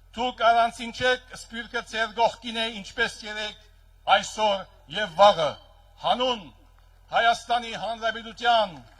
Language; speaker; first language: Armenian; early bilingual, heritage; Armenian